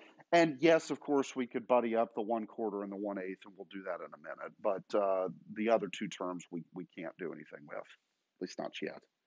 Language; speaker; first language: English; native; English